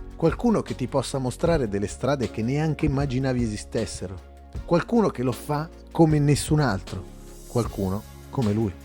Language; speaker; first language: Italian; native; Italian